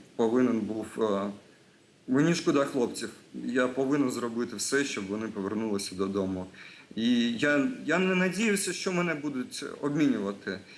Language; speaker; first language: Ukrainian; non-native, local second language; Russian